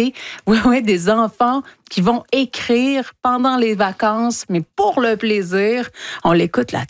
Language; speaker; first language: French; native; French